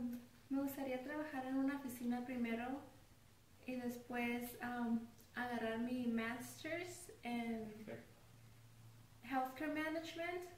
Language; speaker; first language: Spanish; early bilingual, heritage; Spanish